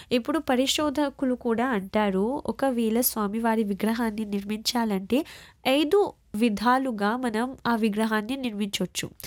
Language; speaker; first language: Telugu; early bilingual, heritage; Telugu